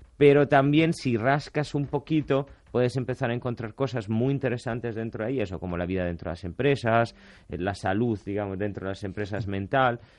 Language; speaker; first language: Spanish; non-native, fluent; Italian